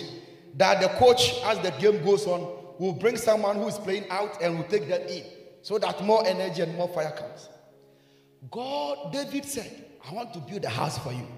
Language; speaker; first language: English; non-native, local second language; Akan